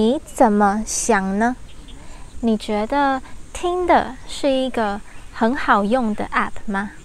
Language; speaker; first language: Chinese; non-native, learner; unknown